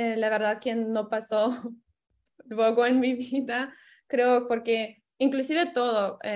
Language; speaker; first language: Spanish; non-native, fluent; Lithuanian